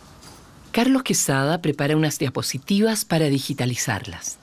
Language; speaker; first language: Spanish; native; Spanish